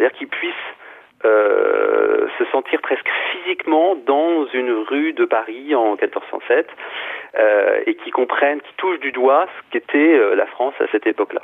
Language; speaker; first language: French; native; French